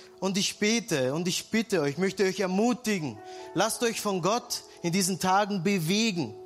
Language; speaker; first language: German; early bilingual, other home language; Serbian